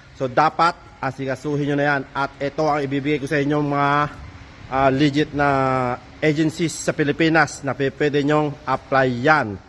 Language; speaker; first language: Filipino; native; Filipino